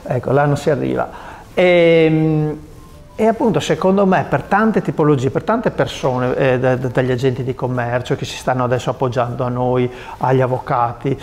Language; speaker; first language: Italian; native; Italian